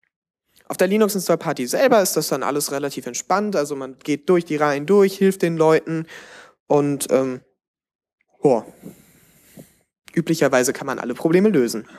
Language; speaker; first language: German; native; German